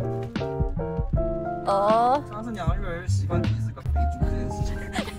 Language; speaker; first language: Chinese; native; Chinese